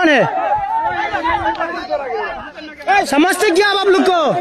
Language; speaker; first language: Hindi; non-native, learner; Bangla